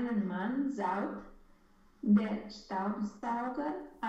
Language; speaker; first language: German; non-native, learner; Romanian